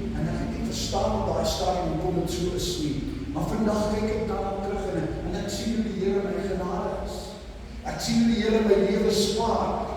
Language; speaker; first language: Afrikaans; non-native, local second language; English